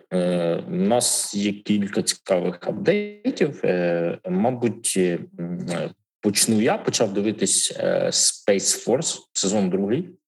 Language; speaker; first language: Ukrainian; native; Ukrainian